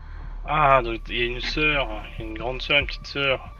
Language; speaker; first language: French; native; French